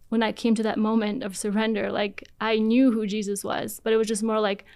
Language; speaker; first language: English; early bilingual, other home language; Polish